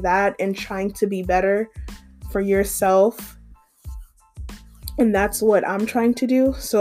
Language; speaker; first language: English; native; English